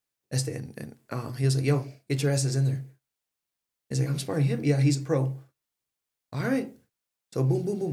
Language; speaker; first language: English; early bilingual, other home language; Spanish